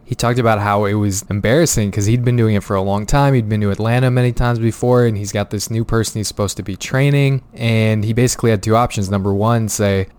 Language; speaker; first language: English; native; English